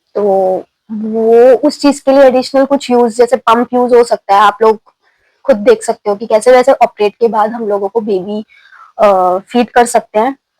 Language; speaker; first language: Hindi; native; Hindi